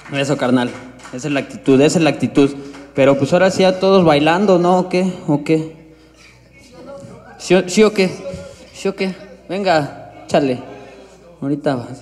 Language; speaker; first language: Spanish; native; Spanish